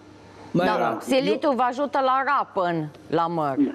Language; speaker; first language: Romanian; native; Romanian